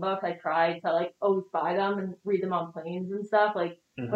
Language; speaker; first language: English; native; English